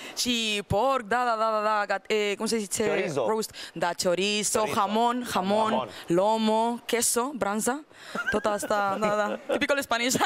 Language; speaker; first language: Romanian; non-native, learner; Spanish